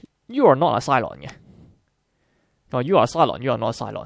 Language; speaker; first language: English; non-native, local second language; Cantonese